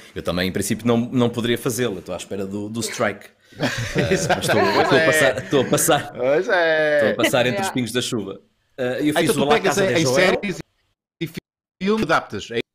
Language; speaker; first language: Portuguese; native; Portuguese